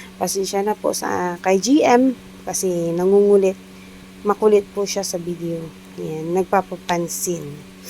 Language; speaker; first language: Filipino; non-native, local second language; Iloko